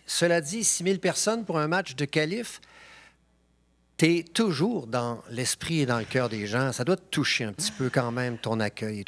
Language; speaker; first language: French; native; French